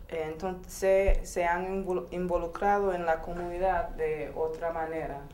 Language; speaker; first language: Spanish; non-native, fluent; English